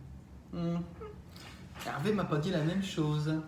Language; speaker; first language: French; native; French